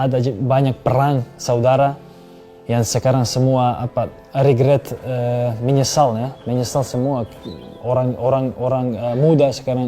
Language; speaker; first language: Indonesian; non-native, fluent; Serbian